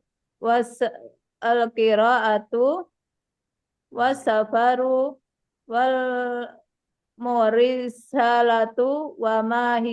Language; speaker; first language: Arabic; non-native, learner; Indonesian